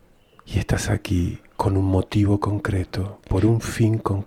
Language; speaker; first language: Spanish; native; Spanish